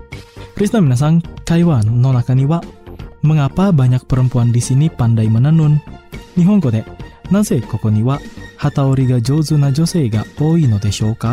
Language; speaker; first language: Japanese; non-native, fluent; Indonesian